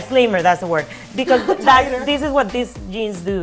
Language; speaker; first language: English; non-native, fluent; Spanish